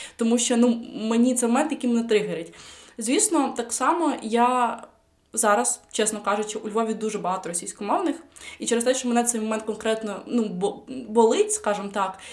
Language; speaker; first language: Ukrainian; non-native, local second language; Russian